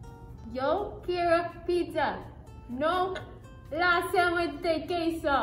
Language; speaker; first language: Spanish; non-native, learner; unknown